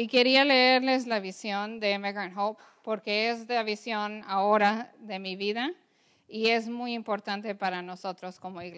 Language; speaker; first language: Spanish; early bilingual, heritage; English